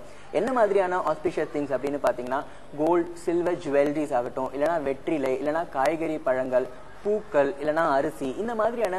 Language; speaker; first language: Tamil; native; Tamil